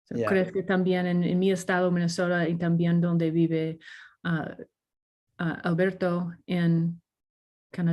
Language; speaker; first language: Spanish; non-native, learner; English